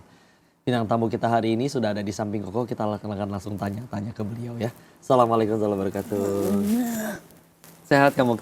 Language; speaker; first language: Indonesian; native; Indonesian